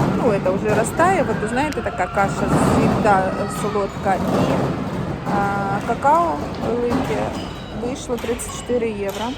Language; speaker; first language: Ukrainian; native; Ukrainian